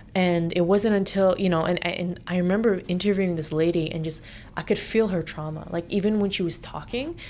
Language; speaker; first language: English; native; English